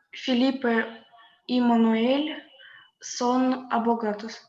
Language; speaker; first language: Spanish; non-native, learner; Russian